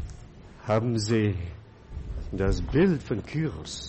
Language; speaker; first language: German; non-native, fluent; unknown